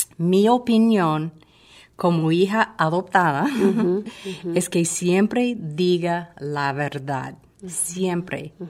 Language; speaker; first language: Spanish; non-native, fluent; English